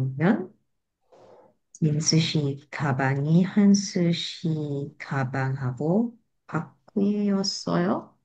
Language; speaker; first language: Korean; non-native, learner; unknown